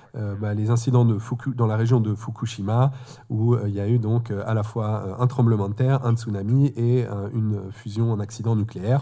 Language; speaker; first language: French; native; French